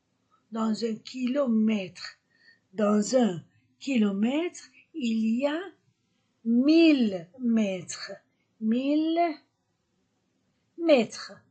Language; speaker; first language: French; non-native, fluent; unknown